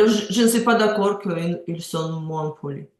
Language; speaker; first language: French; non-native, learner; Ukrainian